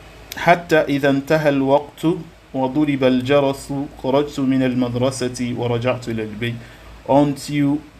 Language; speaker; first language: Arabic; non-native, fluent; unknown